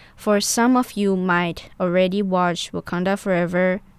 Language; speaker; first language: English; non-native, fluent; Chinese